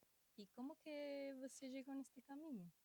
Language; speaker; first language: Portuguese; non-native, fluent; Spanish